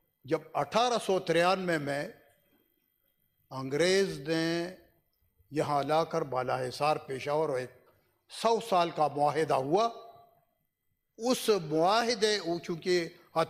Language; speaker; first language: Urdu; non-native, local second language; Pashto